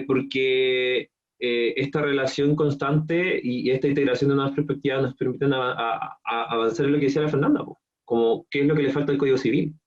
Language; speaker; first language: Spanish; native; Spanish